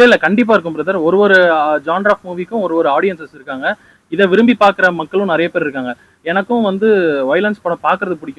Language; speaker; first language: Tamil; native; Tamil